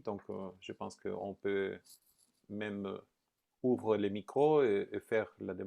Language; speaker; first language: French; non-native, fluent; Spanish